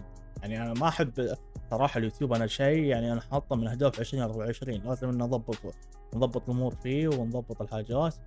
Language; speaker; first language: Arabic; native; Arabic